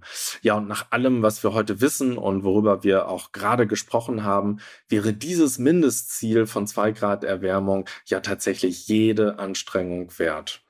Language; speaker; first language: German; native; German